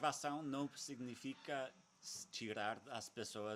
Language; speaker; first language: Portuguese; non-native, learner; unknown